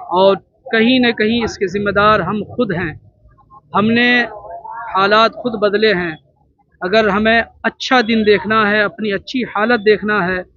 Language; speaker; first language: Urdu; native; Urdu